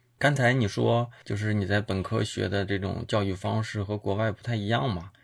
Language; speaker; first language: Chinese; native; Chinese